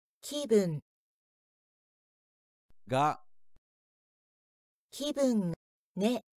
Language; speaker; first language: Japanese; non-native, learner; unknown